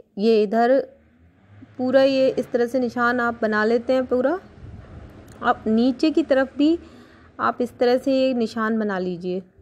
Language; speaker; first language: Hindi; native; Hindi